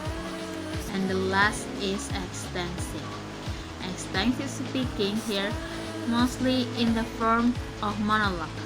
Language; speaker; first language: English; non-native, learner; Indonesian